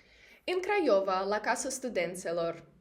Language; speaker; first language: Romanian; non-native, learner; Russian